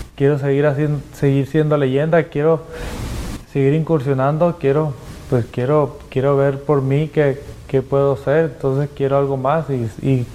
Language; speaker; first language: Spanish; native; Spanish